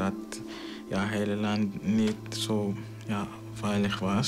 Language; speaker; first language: Dutch; non-native, learner; Somali